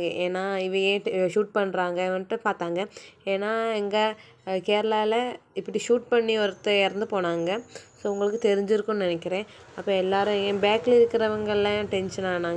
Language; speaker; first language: Tamil; non-native, local second language; Malayalam